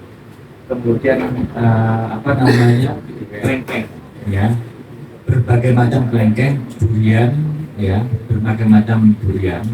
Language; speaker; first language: Indonesian; native; Indonesian